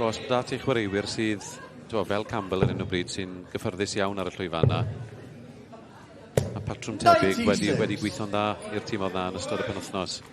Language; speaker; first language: Welsh; native; Welsh